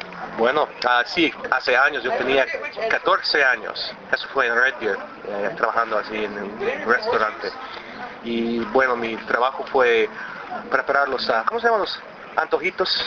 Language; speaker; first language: Spanish; early bilingual, other home language; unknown